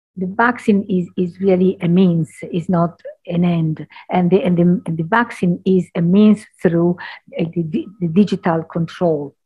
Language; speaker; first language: English; non-native, fluent; Italian